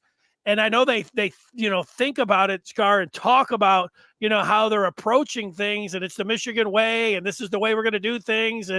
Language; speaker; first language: English; native; English